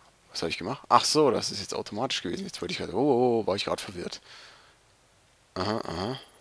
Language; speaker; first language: German; native; German